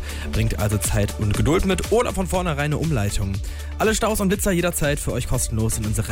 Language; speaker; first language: German; native; German